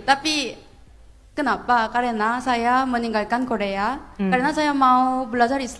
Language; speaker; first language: Indonesian; non-native, fluent; Korean